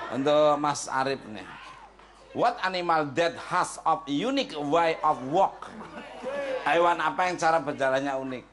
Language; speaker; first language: Indonesian; native; Indonesian